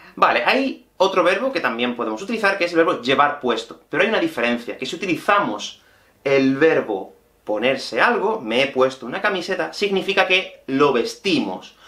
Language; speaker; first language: Spanish; native; Spanish